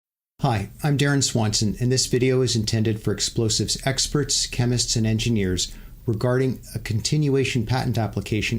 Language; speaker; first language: English; native; English